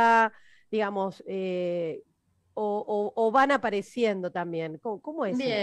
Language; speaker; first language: Spanish; native; Spanish